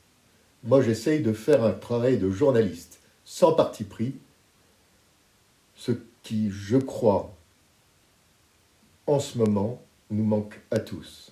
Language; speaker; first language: French; native; French